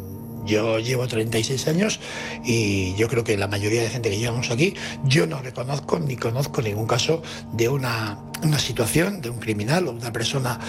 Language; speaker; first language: Spanish; native; Spanish